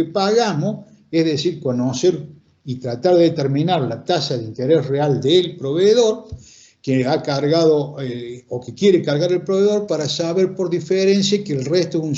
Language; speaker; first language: Spanish; native; Spanish